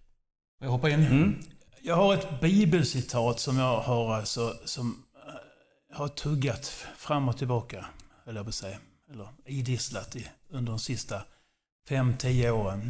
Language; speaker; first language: Swedish; non-native, fluent; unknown